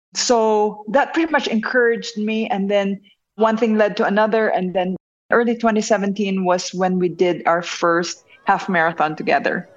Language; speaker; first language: English; non-native, local second language; Hiligaynon